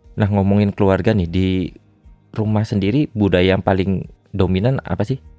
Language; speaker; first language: Indonesian; native; Indonesian